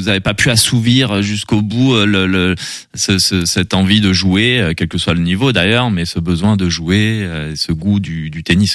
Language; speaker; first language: French; native; French